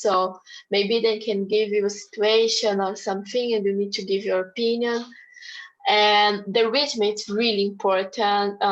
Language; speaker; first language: English; non-native, fluent; Portuguese